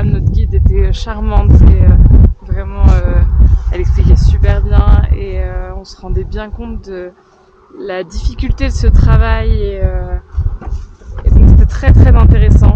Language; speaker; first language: French; native; French